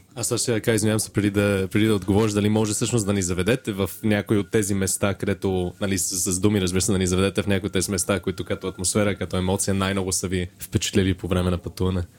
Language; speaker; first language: Bulgarian; native; Bulgarian